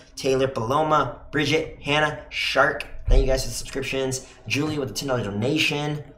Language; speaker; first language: English; native; English